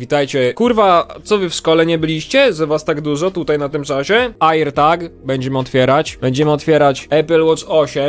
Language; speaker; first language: Polish; native; Polish